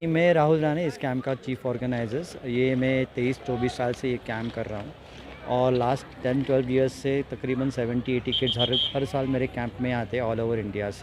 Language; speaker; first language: Hindi; non-native, local second language; Marathi